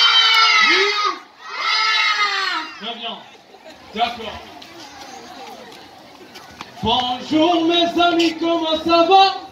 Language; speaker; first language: French; non-native, local second language; Kinyarwanda